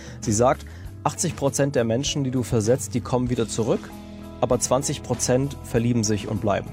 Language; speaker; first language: German; native; German